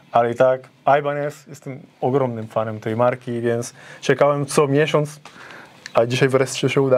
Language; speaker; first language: Polish; non-native, fluent; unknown